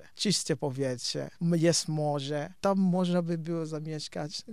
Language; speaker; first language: Polish; non-native, fluent; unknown